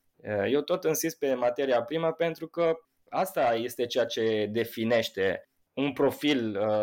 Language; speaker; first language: Romanian; non-native, fluent; Italian